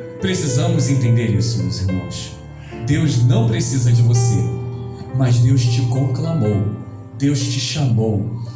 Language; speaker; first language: Portuguese; native; Portuguese